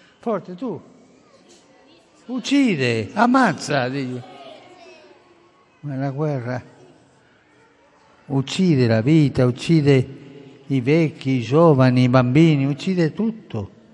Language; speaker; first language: Italian; early bilingual, heritage; Spanish